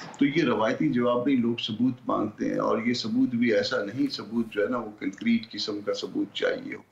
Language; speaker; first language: Urdu; non-native, local second language; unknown